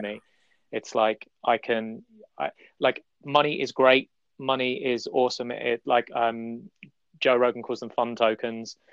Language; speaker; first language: English; native; English